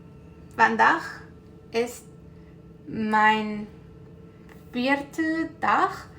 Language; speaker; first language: Dutch; non-native, learner; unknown